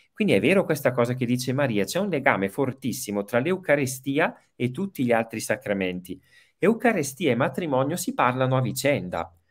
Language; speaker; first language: Italian; native; Italian